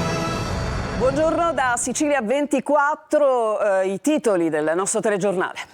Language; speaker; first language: Italian; native; Italian